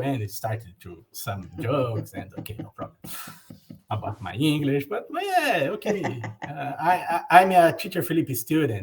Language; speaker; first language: English; non-native, learner; Portuguese